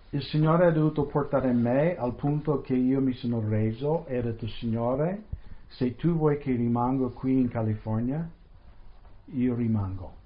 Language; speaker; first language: Italian; non-native, fluent; English